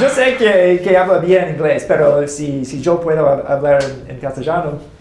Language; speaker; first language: Spanish; non-native, learner; English